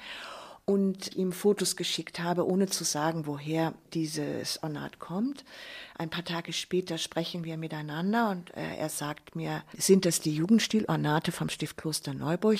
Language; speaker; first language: German; native; German